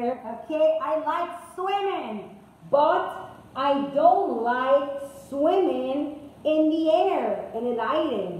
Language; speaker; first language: English; non-native, fluent; Spanish